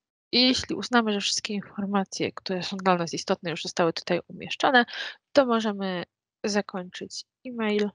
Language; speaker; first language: Polish; native; Polish